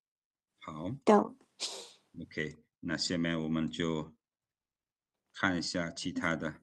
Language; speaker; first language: Chinese; non-native, fluent; Lao